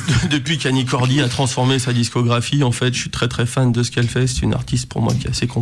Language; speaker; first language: French; native; French